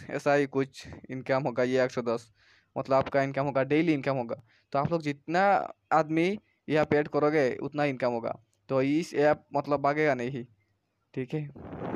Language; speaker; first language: Hindi; non-native, local second language; Bangla